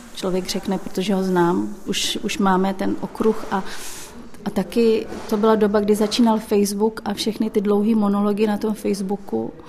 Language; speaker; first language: Czech; native; Czech